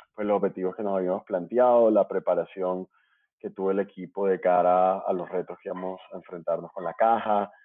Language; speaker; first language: Spanish; native; Spanish